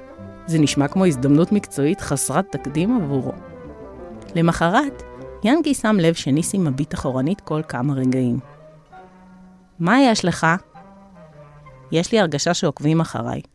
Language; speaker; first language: Hebrew; native; Hebrew